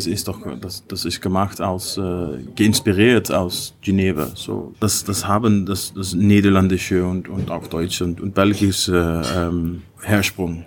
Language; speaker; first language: German; non-native, learner; Dutch